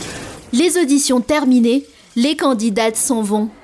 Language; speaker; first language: French; native; French